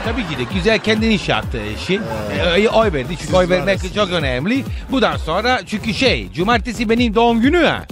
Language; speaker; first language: Turkish; non-native, learner; Italian